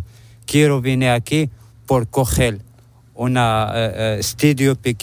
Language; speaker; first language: Spanish; non-native, learner; Arabic